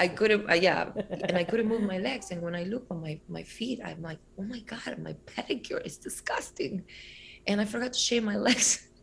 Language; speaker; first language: English; non-native, fluent; Spanish